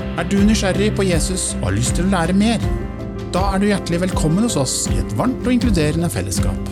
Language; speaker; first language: Norwegian; native; Norwegian